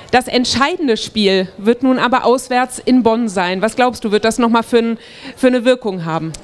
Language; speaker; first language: German; native; German